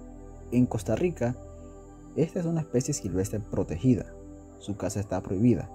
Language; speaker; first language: Spanish; native; Spanish